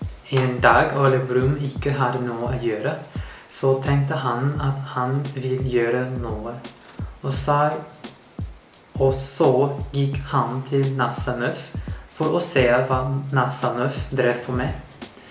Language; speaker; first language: Norwegian; non-native, learner; English